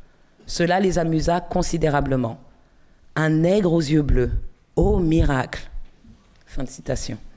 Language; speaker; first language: French; native; French